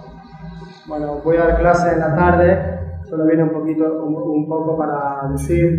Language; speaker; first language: Spanish; native; Spanish